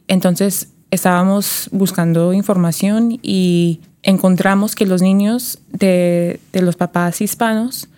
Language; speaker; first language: Spanish; early bilingual, heritage; Spanish